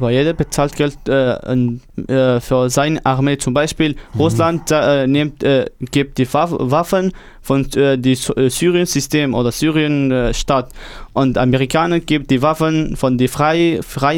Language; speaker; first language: German; non-native, learner; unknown